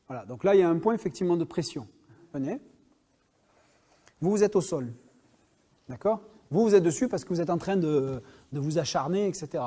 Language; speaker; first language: French; native; French